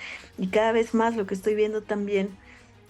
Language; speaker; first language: Spanish; native; Spanish